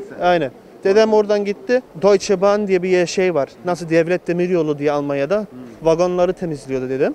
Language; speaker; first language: Turkish; early bilingual, heritage; Turkish